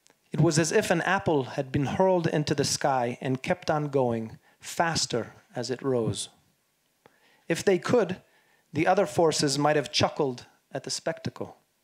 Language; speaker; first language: English; early bilingual, other home language; Hebrew